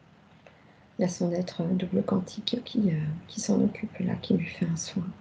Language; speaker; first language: French; native; French